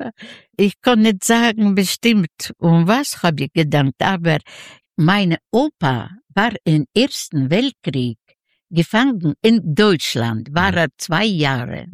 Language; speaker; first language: German; non-native, learner; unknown